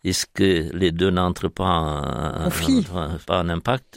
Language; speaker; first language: French; non-native, fluent; Romanian